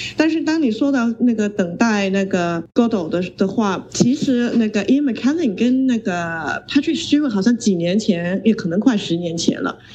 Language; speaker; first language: Chinese; non-native, local second language; Cantonese